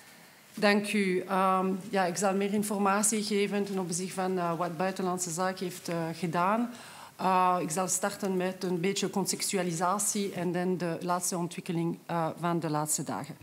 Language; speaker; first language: Dutch; non-native, local second language; French